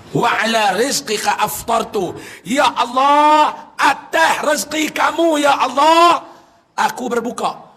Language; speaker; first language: Malay; native; Malay